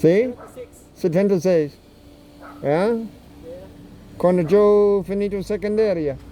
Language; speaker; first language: Spanish; non-native, learner; English